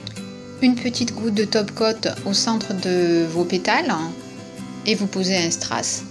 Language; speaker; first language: French; native; French